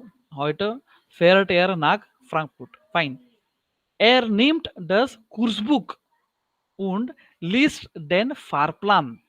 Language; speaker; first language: German; non-native, learner; Marathi